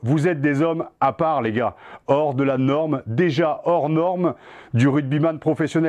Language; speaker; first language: French; native; French